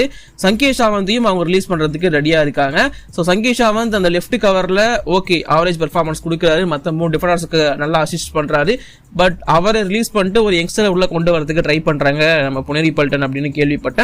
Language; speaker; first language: Tamil; native; Tamil